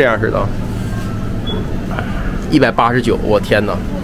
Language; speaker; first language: Chinese; native; Chinese